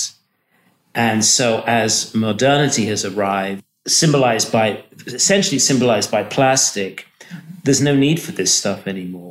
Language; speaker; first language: English; native; English